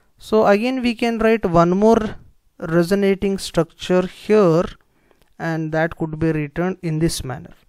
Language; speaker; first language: English; non-native, local second language; Kannada